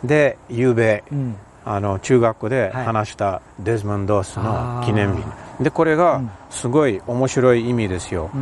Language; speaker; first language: Japanese; non-native, fluent; English